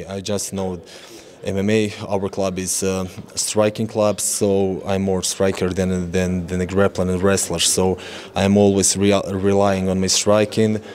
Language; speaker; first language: English; non-native, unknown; Croatian